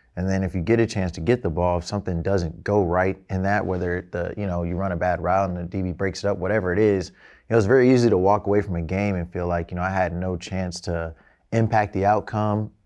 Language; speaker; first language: English; native; English